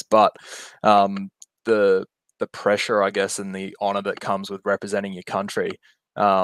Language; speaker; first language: English; non-native, local second language; Japanese